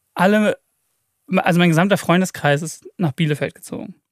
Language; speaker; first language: German; native; German